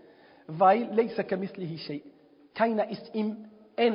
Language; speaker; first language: German; non-native, fluent; Arabic